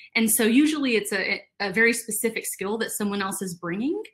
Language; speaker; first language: English; native; English